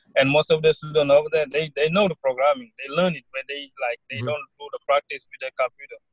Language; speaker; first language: English; non-native, learner; Wolof